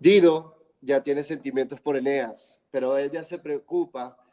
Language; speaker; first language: Spanish; non-native, fluent; English